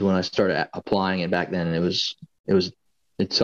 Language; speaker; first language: English; native; English